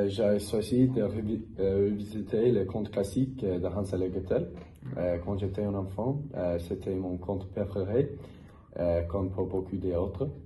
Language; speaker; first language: French; non-native, learner; English